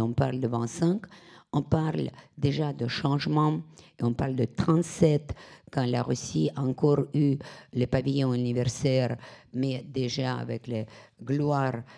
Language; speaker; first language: French; non-native, fluent; Russian